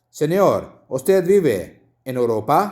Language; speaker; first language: Spanish; non-native, learner; Urdu